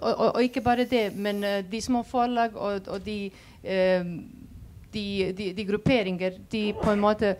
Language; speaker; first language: Swedish; non-native, fluent; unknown